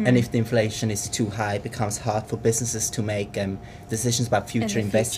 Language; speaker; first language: English; native; English